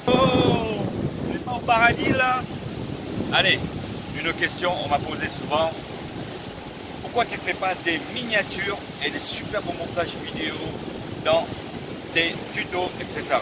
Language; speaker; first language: French; early bilingual, other home language; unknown